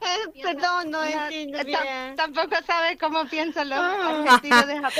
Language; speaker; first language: Spanish; non-native, learner; Japanese